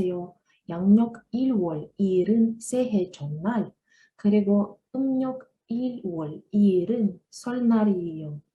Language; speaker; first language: Korean; non-native, learner; Russian